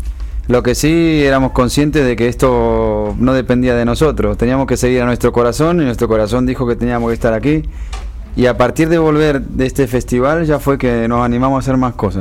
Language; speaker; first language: Spanish; native; Spanish